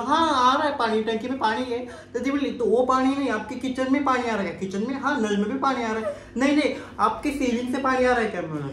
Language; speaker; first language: Hindi; non-native, local second language; Marathi